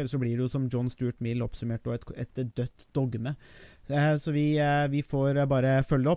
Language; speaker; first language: Norwegian; native; Norwegian